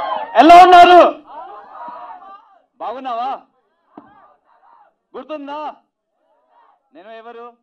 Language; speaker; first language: Telugu; non-native, learner; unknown